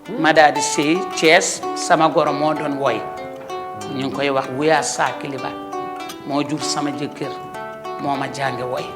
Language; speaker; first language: Wolof; non-native, local second language; Mandingo